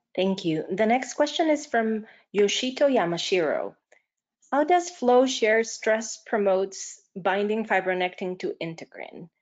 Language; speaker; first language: English; non-native, fluent; Spanish